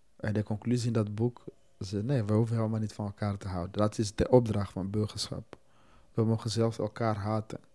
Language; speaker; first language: Dutch; non-native, fluent; Swahili